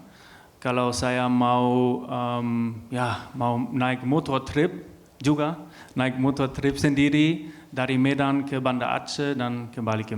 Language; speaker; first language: Indonesian; non-native, learner; German